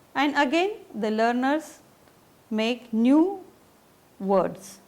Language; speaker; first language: English; non-native, local second language; Marathi